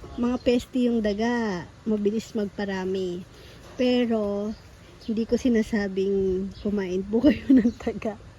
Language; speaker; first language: Filipino; non-native, local second language; Pampanga